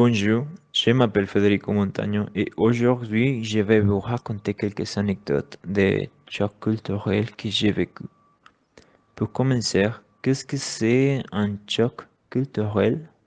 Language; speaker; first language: French; non-native, learner; Spanish